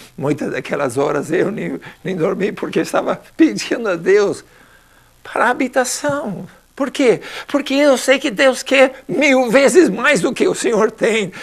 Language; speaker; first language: Portuguese; non-native, fluent; English